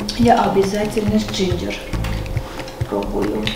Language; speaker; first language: Russian; non-native, fluent; Armenian